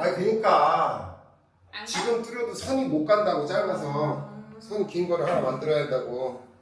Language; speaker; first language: Korean; native; Korean